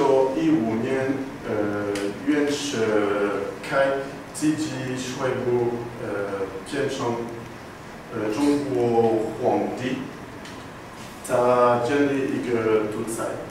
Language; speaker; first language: Chinese; non-native, learner; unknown